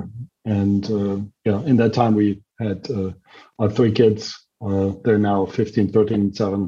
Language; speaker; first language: English; non-native, fluent; German